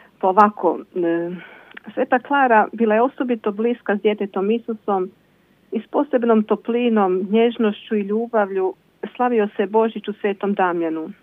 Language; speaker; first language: Croatian; native; Croatian